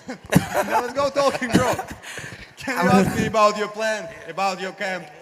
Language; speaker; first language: English; non-native, learner; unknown